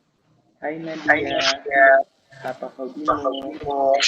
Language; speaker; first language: Indonesian; non-native, learner; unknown